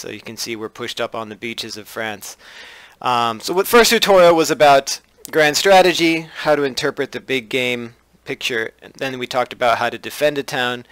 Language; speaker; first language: English; native; English